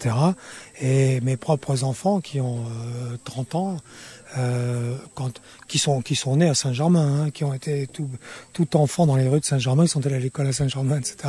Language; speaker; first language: French; native; French